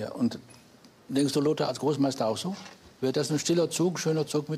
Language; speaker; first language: German; native; German